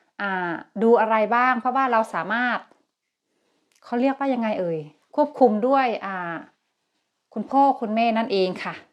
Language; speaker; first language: Thai; native; Thai